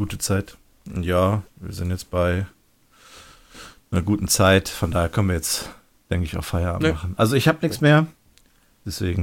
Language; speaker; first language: German; native; German